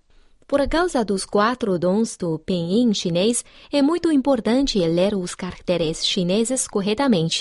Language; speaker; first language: Portuguese; non-native, fluent; Chinese